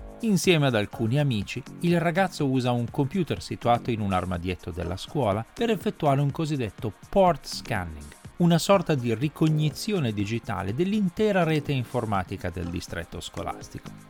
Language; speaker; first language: Italian; native; Italian